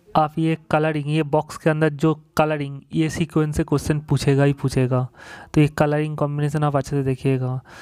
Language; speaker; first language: Hindi; non-native, local second language; Bangla